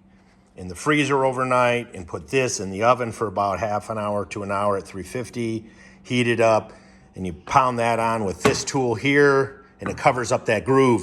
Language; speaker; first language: English; native; English